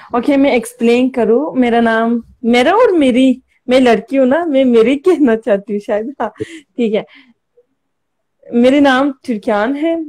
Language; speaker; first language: Hindi; non-native, learner; Turkish